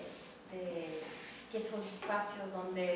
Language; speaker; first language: Spanish; early bilingual, heritage; Spanish